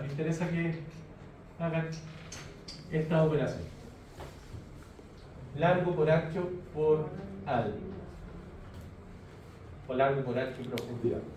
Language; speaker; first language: Spanish; native; Spanish